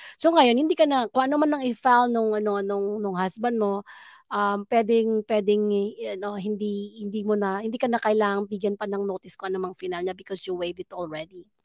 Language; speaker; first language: Filipino; native; Filipino